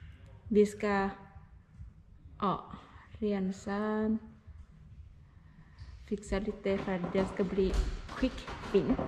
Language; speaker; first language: Swedish; non-native, learner; Thai